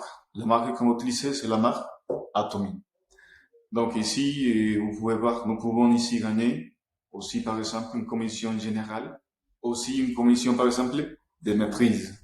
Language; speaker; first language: French; non-native, fluent; Spanish